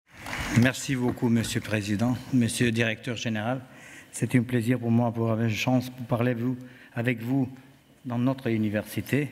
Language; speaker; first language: French; non-native, learner; Romanian